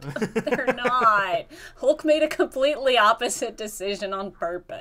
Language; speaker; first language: English; native; English